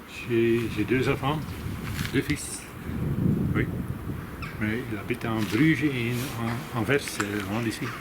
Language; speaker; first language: French; non-native, local second language; Dutch